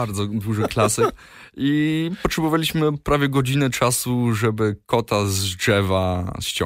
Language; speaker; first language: Polish; early bilingual, heritage; Polish